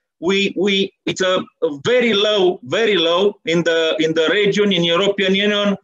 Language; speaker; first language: English; non-native, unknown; Romanian